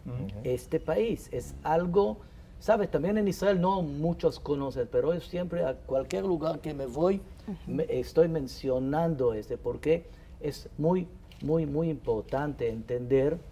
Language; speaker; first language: Spanish; non-native, fluent; Hebrew